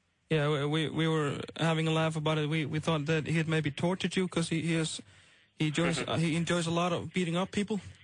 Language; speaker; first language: English; non-native, fluent; Icelandic